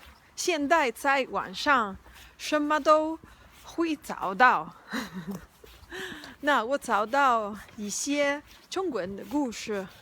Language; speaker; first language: Chinese; non-native, learner; Spanish